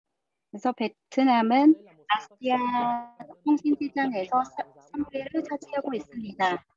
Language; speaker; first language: Korean; non-native, fluent; Vietnamese